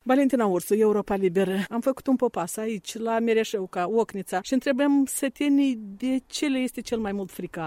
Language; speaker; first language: Romanian; native; Romanian